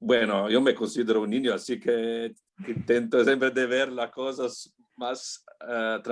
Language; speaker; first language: Spanish; non-native, learner; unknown